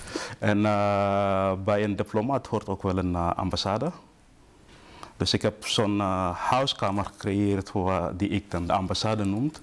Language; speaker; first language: Dutch; non-native, fluent; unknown